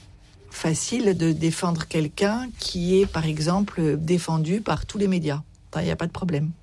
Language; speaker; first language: French; native; French